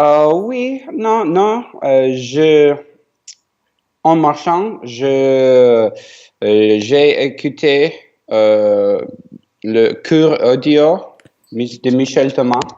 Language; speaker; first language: French; non-native, learner; Ukrainian